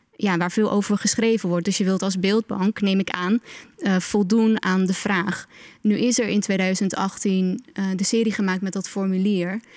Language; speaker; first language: Dutch; early bilingual, other home language; Turkish